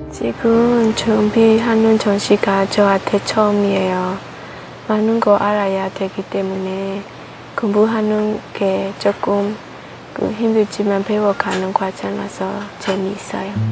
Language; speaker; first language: Korean; non-native, learner; Burmese